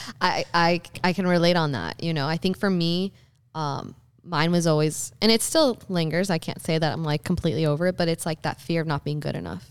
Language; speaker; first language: English; native; English